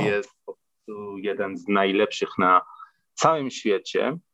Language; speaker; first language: Polish; non-native, fluent; Persian